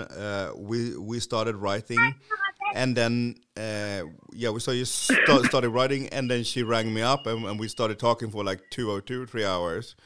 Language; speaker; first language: English; non-native, fluent; Swedish